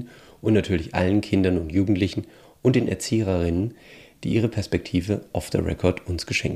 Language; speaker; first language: German; native; German